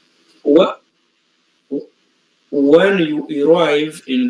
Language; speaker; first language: English; non-native, learner; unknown